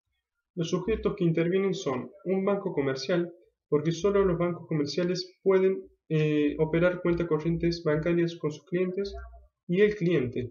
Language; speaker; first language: Spanish; native; Spanish